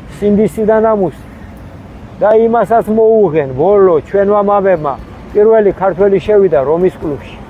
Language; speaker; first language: Georgian; native; Georgian